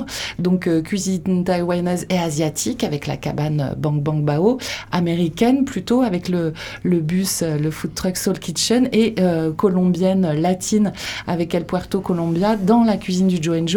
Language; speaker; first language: French; native; French